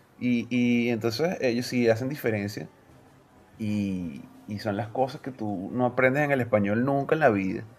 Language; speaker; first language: Spanish; native; Spanish